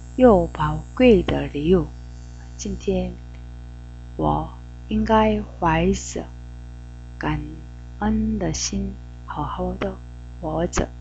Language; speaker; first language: Chinese; non-native, fluent; Korean